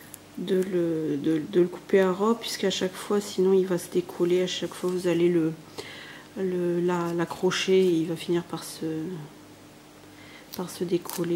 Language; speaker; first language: French; native; French